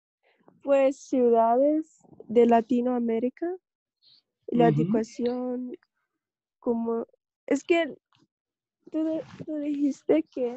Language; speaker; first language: Spanish; non-native, learner; Russian